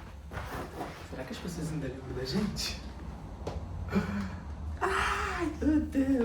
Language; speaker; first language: Portuguese; native; Portuguese